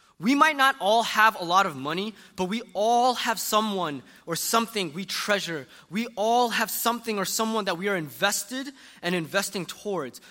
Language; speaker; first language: English; early bilingual, other home language; Korean